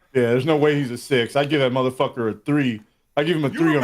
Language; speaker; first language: English; native; English